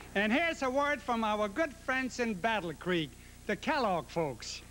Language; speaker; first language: English; native; English